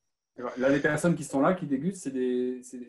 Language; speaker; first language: French; native; French